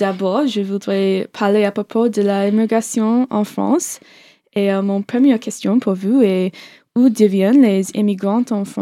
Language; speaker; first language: French; non-native, learner; English